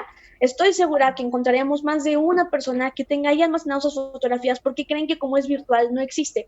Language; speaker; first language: Spanish; native; Spanish